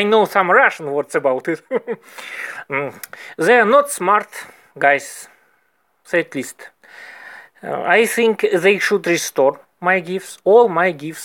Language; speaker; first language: English; non-native, learner; Russian